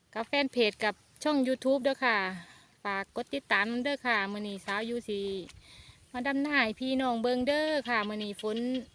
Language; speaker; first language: Thai; native; Thai